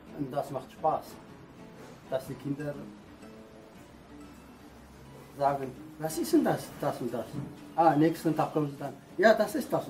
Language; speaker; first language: German; non-native, learner; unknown